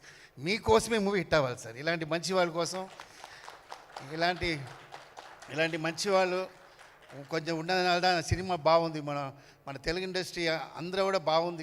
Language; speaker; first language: Telugu; non-native, learner; Tamil